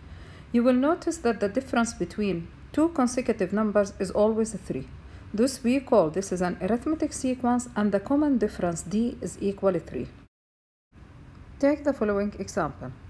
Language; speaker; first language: English; non-native, fluent; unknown